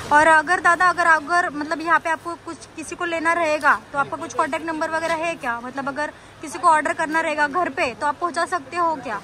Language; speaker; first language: Hindi; non-native, local second language; Marathi